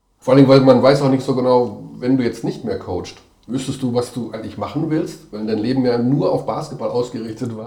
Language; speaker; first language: German; native; German